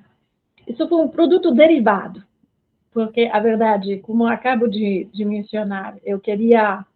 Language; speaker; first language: Portuguese; non-native, fluent; French